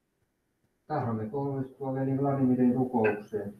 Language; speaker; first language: Finnish; native; Finnish